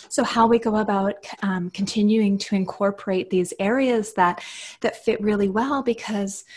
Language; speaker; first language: English; native; English